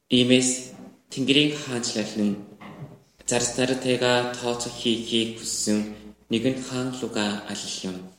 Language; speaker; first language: Mongolian; non-native, learner; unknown